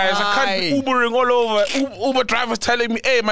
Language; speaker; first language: English; non-native, local second language; Zulu